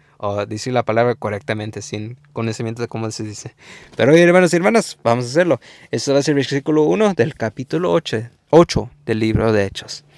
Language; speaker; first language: Spanish; early bilingual, heritage; English